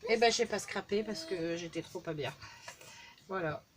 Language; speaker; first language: French; native; French